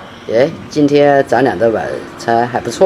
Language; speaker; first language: Chinese; native; Chinese